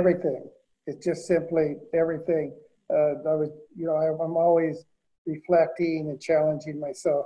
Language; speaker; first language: English; native; English